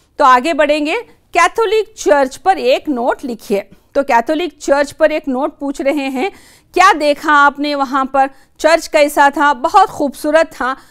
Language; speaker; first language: Urdu; native; Urdu